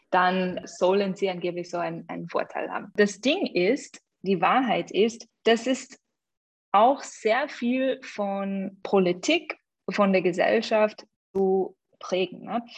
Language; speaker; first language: German; non-native, fluent; English